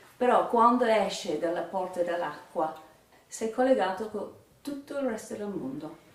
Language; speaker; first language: Italian; non-native, fluent; English